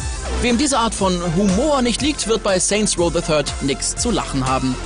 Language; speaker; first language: German; native; German